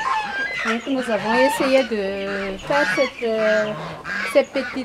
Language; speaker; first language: French; non-native, local second language; Malagasy